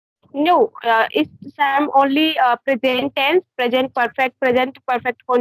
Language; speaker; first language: English; non-native, learner; Hindi